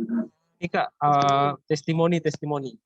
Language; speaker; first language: Indonesian; native; Indonesian